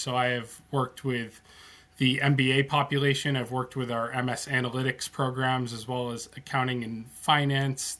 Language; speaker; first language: English; native; English